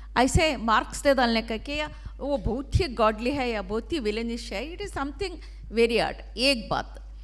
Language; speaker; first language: Hindi; non-native, local second language; Urdu